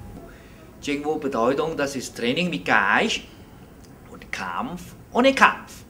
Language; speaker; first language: German; non-native, learner; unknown